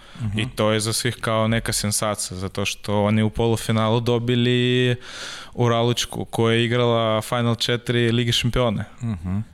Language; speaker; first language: Serbian; non-native, learner; Russian